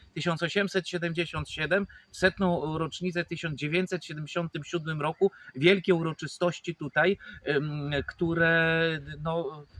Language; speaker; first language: Polish; native; Polish